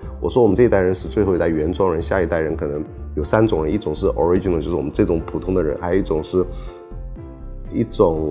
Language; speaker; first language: Chinese; native; Chinese